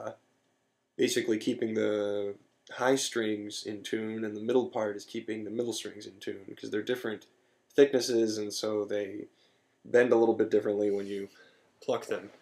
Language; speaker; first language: English; native; English